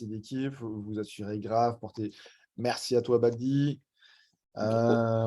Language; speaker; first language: French; native; French